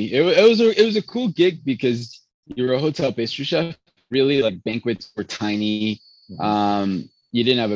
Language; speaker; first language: English; early bilingual, other home language; Spanish